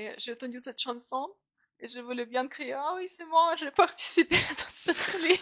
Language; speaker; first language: French; non-native, fluent; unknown